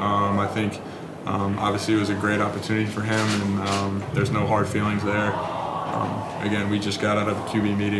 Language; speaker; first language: English; native; English